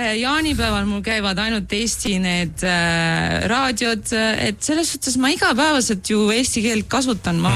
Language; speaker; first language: Estonian; native; Estonian